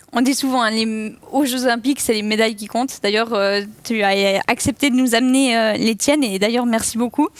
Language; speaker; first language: French; native; French